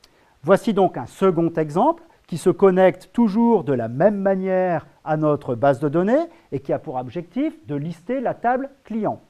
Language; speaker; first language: French; native; French